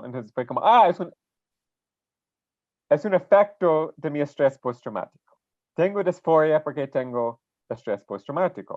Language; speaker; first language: Spanish; non-native, fluent; English